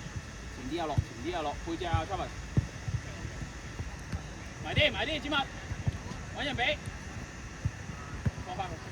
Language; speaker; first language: Cantonese; native; Cantonese